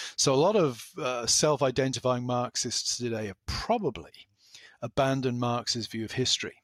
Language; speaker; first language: English; native; English